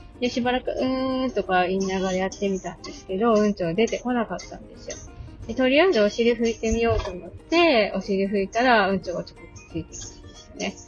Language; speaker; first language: Japanese; native; Japanese